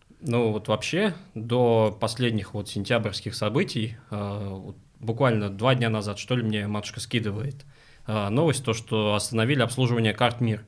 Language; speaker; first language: Russian; non-native, local second language; Uzbek